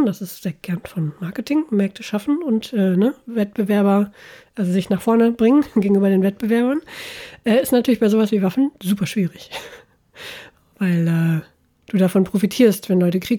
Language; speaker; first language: German; native; German